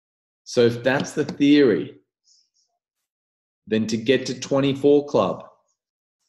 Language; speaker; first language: English; native; English